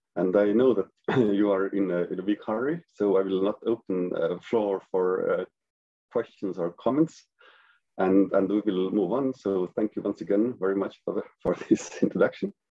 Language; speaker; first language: English; non-native, fluent; Estonian